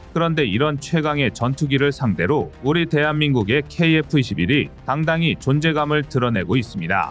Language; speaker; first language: Korean; native; Korean